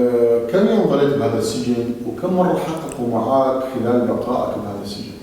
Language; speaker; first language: Arabic; native; Arabic